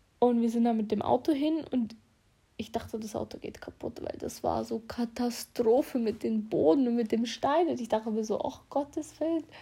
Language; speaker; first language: German; early bilingual, other home language; Russian